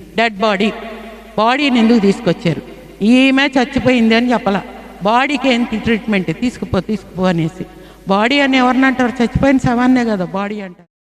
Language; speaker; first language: Telugu; non-native, fluent; Bangla